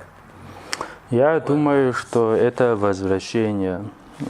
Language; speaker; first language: Russian; non-native, local second language; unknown